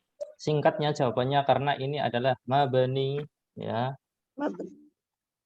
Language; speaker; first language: Indonesian; native; Indonesian